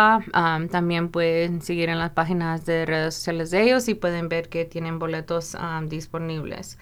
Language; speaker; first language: Spanish; early bilingual, other home language; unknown